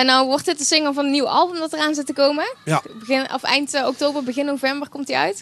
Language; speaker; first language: Dutch; native; Dutch